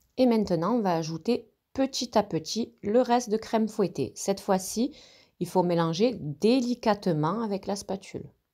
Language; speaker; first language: French; native; French